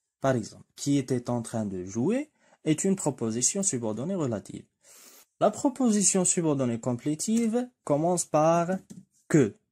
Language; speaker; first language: French; non-native, local second language; Arabic